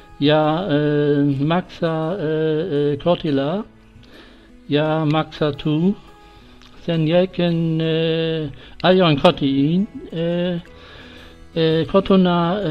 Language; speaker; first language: Finnish; non-native, learner; German